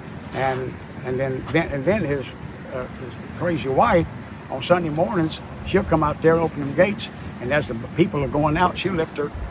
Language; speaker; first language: English; native; English